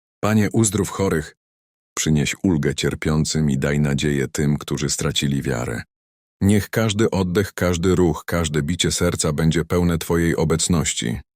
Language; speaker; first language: Polish; native; Polish